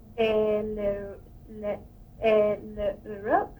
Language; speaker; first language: French; non-native, learner; English